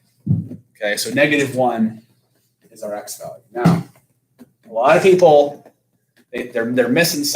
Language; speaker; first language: English; native; English